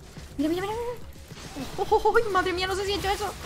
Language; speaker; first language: Spanish; native; Spanish